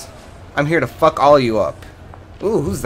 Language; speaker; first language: English; native; English